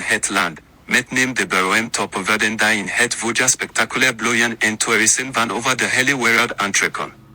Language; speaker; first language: Dutch; non-native, learner; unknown